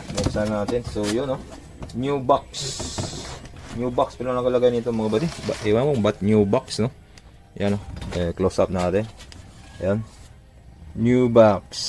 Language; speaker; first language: Filipino; non-native, local second language; Cebuano